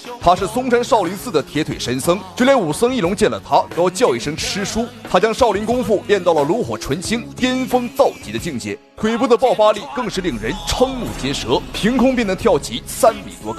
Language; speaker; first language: Chinese; native; Chinese